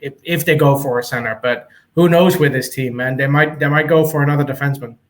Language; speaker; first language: English; native; English